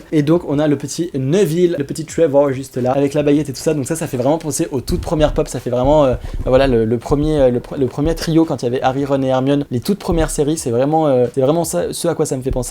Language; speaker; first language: French; native; French